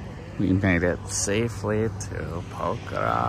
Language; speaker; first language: English; non-native, fluent; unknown